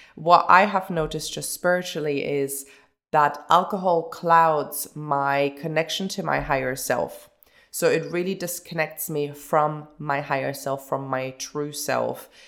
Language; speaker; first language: English; early bilingual, other home language; German